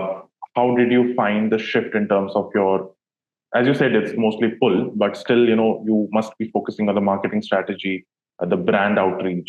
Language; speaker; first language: English; non-native, local second language; Hindi